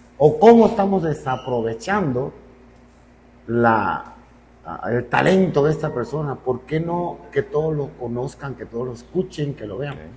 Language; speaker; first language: Spanish; native; Spanish